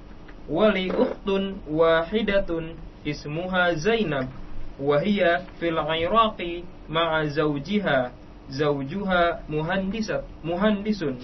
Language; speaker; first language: Arabic; non-native, learner; Indonesian